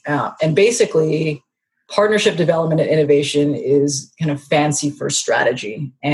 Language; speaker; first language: English; native; English